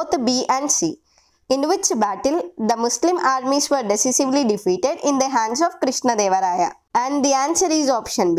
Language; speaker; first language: English; non-native, local second language; Telugu